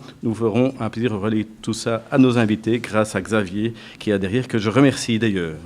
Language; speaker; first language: French; native; French